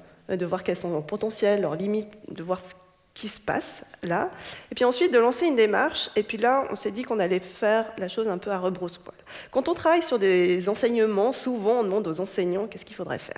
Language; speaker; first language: French; native; French